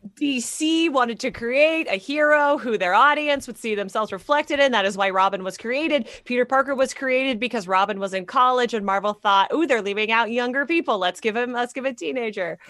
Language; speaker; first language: English; native; English